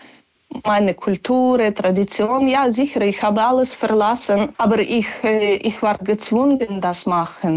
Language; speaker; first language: German; non-native, learner; Ukrainian